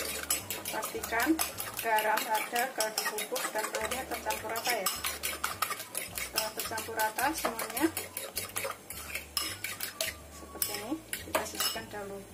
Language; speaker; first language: Indonesian; native; Indonesian